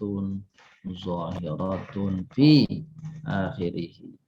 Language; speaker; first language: Arabic; non-native, fluent; Indonesian